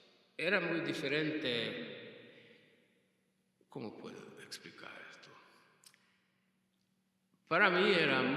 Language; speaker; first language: Spanish; non-native, fluent; Hungarian